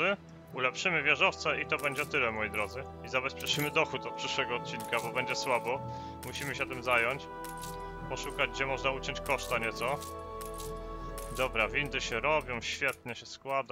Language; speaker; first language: Polish; native; Polish